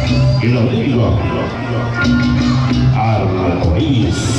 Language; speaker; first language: Spanish; native; Spanish